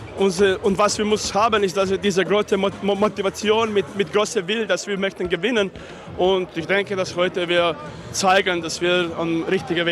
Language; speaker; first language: German; non-native, learner; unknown